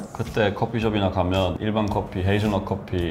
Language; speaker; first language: Korean; non-native, fluent; English